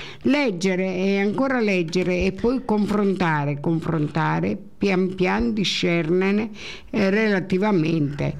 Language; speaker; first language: Italian; native; Italian